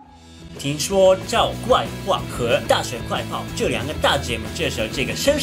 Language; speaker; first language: Chinese; non-native, fluent; Japanese